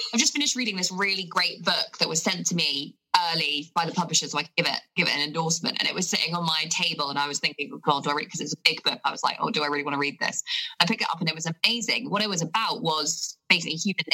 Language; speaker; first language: English; native; English